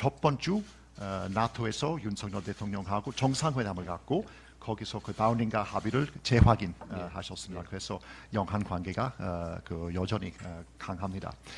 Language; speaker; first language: Korean; non-native, fluent; English